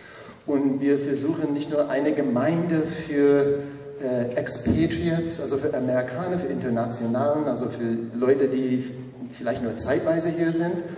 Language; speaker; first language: German; non-native, fluent; English